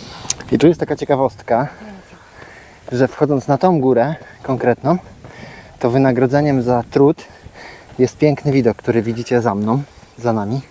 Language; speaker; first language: Polish; native; Polish